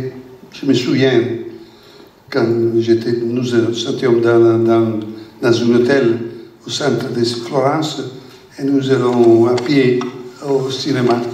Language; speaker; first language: French; non-native, learner; Italian